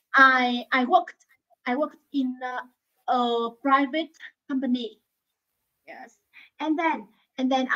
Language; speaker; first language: English; non-native, learner; Vietnamese